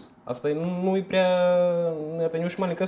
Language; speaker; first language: Romanian; non-native, local second language; Russian